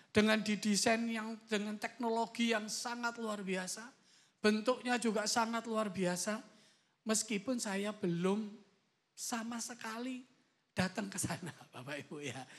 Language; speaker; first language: Indonesian; native; Indonesian